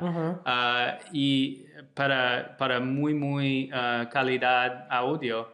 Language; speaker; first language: Spanish; non-native, learner; English